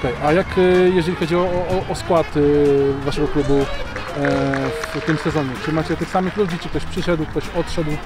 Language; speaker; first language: Polish; native; Polish